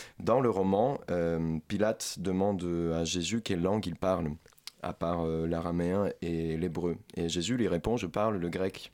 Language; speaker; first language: French; non-native, fluent; Ukrainian